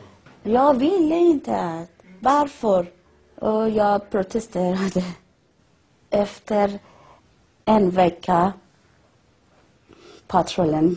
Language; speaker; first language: Swedish; non-native, learner; Persian